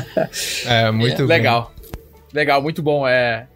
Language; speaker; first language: Portuguese; native; Portuguese